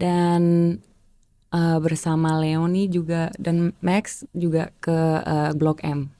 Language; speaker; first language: Indonesian; early bilingual, heritage; German